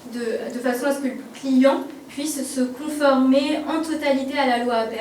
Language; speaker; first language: French; native; French